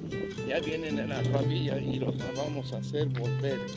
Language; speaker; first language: Spanish; non-native, learner; English